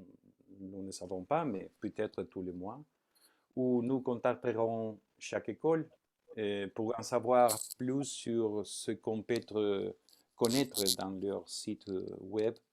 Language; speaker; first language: French; non-native, fluent; Spanish